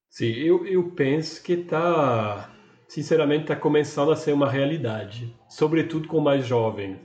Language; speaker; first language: Portuguese; non-native, fluent; French